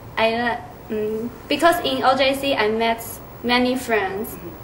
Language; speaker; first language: English; non-native, learner; Chinese